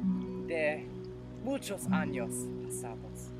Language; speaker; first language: Spanish; non-native, learner; English